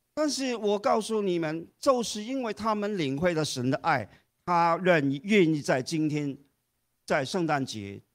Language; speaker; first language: Chinese; non-native, fluent; Cantonese